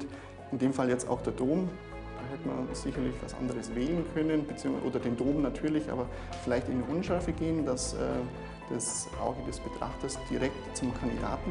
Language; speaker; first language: German; native; German